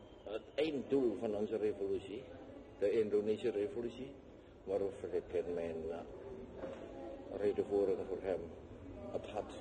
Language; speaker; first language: Dutch; non-native, fluent; Indonesian